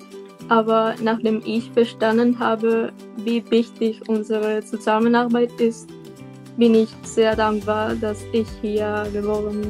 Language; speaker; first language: German; non-native, learner; Spanish